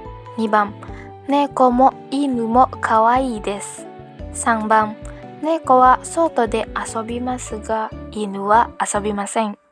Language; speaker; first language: Japanese; non-native, learner; Indonesian